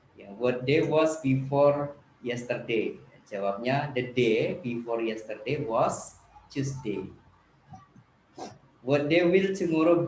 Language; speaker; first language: English; non-native, learner; Indonesian